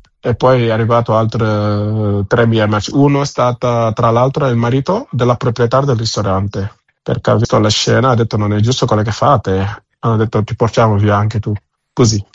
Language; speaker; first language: Italian; non-native, fluent; Wolof